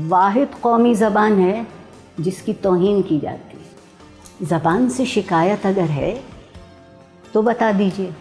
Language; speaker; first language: Urdu; native; Urdu